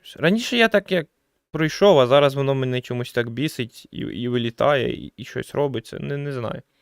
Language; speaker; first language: Ukrainian; native; Ukrainian